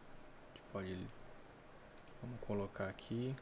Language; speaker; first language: Portuguese; native; Portuguese